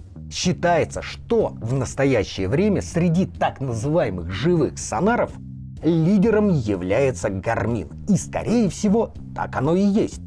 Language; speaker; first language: Russian; native; Russian